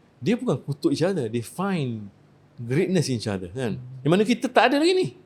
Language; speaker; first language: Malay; native; Malay